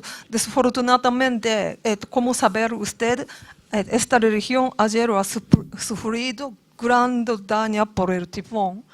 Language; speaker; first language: Spanish; non-native, learner; Japanese